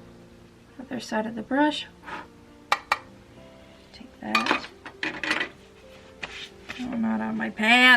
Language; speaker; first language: English; native; English